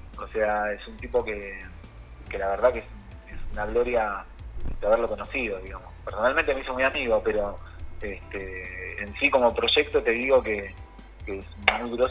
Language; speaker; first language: Spanish; native; Spanish